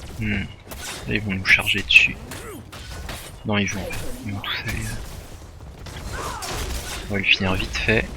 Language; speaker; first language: French; native; French